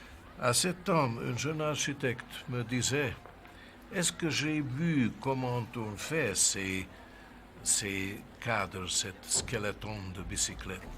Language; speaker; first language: French; non-native, fluent; Hungarian